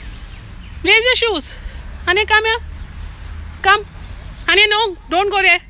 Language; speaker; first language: English; non-native, local second language; Hindi